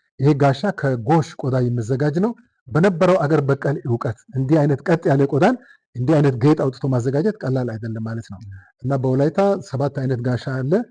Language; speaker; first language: Amharic; non-native, local second language; Wolaytta